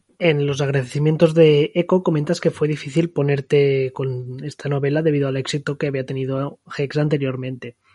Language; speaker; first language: Spanish; non-native, local second language; Catalan